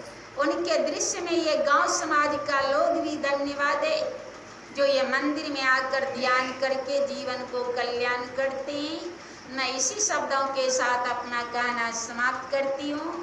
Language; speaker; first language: Hindi; native; Hindi